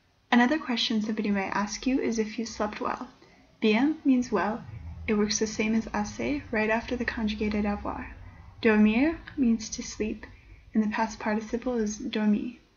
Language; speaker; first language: English; native; English